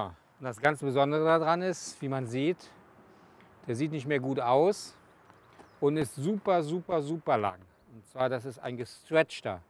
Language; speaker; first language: German; native; German